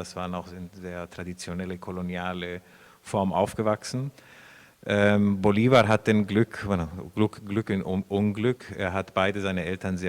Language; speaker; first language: German; non-native, fluent; Spanish